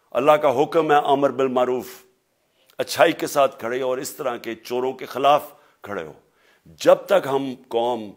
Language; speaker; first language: Urdu; native; Urdu